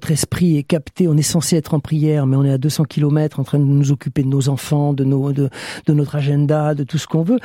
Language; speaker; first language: French; native; French